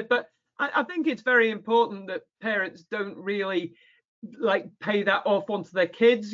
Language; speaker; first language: English; native; English